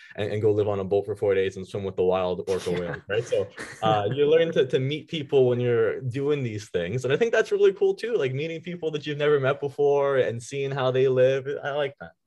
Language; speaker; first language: English; native; English